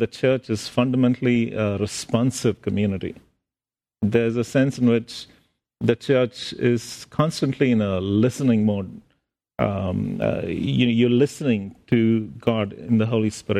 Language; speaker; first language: English; non-native, local second language; Tamil